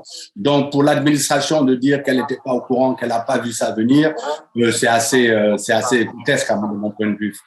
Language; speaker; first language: French; native; French